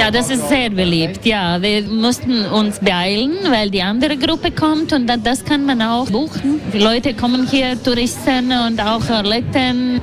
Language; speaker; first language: German; non-native, learner; Latvian